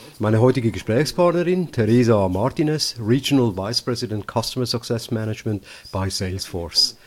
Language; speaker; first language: German; native; German